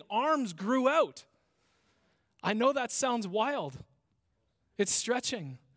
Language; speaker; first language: English; native; English